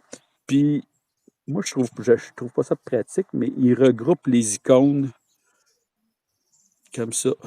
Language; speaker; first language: French; native; French